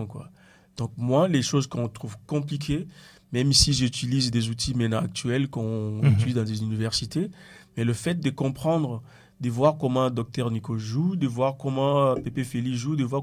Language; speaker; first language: French; non-native, local second language; Lingala